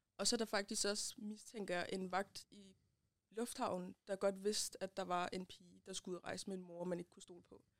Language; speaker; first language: Danish; early bilingual, other home language; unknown